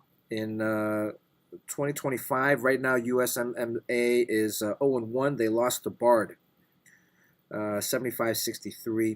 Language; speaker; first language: English; native; English